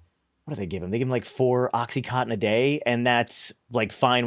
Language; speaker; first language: English; native; English